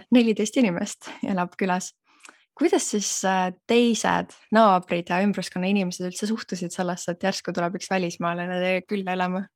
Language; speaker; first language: Estonian; native; Estonian